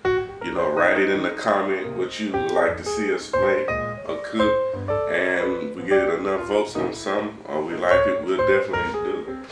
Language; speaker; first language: English; native; English